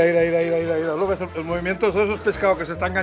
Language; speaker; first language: Spanish; native; Spanish